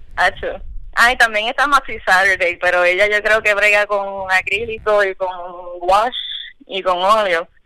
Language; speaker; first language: Spanish; native; Spanish